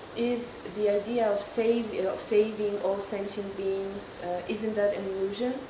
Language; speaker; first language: English; non-native, fluent; Polish